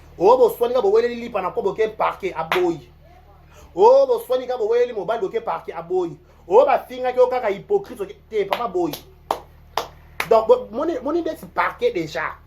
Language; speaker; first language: Lingala; native; Lingala